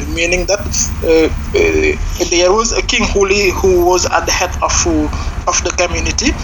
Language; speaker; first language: English; non-native, fluent; Serer